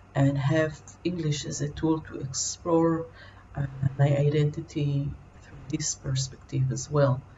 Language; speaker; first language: English; non-native, fluent; Hebrew